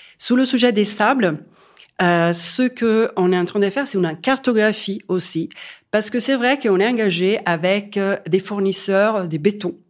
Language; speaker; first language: French; non-native, fluent; Italian